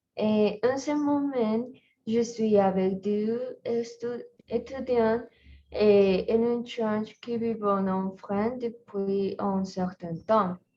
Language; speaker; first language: French; non-native, learner; Spanish